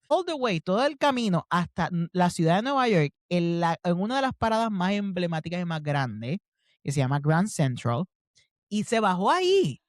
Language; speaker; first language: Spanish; native; Spanish